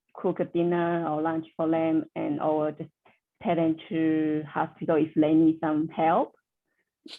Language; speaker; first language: English; non-native, learner; Chinese